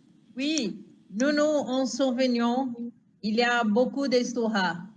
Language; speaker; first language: French; non-native, learner; Portuguese